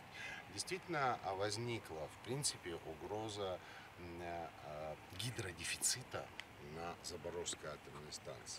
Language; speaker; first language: Russian; native; Russian